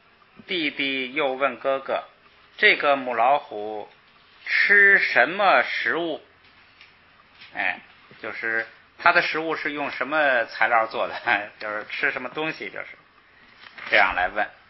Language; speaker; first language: Chinese; native; Chinese